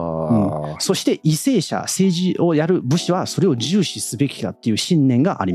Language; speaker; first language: Japanese; native; Japanese